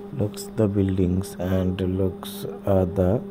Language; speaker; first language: English; non-native, learner; Bangla